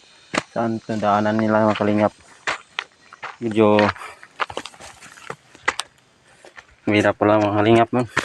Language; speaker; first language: Filipino; non-native, local second language; Kinaray-a